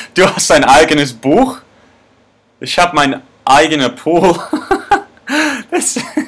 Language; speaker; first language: German; non-native, learner; English